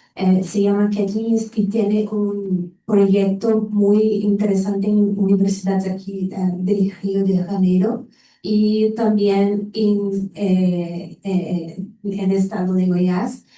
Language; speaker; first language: Spanish; non-native, learner; Portuguese